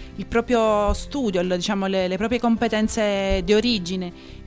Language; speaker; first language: Italian; non-native, fluent; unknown